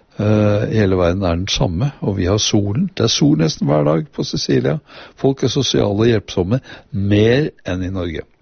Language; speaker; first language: Norwegian; native; Norwegian